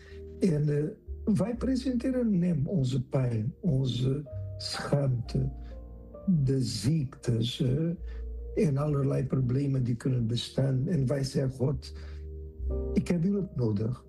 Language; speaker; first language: Dutch; non-native, fluent; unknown